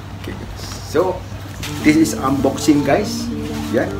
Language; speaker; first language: English; non-native, local second language; Malay